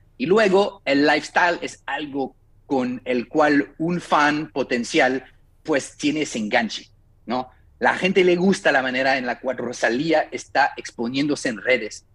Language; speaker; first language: Spanish; non-native, fluent; French